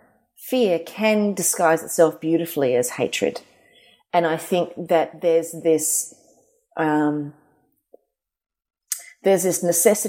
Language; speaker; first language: English; native; English